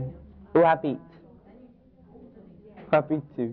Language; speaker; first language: French; non-native, learner; English